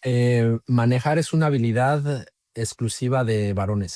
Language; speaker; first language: Spanish; native; Spanish